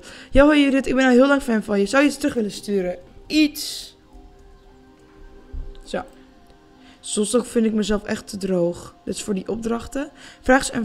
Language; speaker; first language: Dutch; native; Dutch